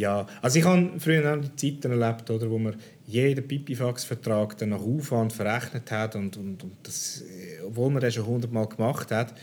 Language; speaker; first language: German; native; German